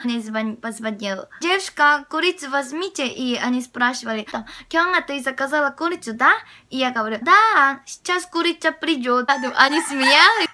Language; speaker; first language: Russian; non-native, fluent; Korean